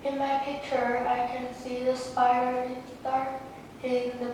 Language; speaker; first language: English; non-native, learner; Vietnamese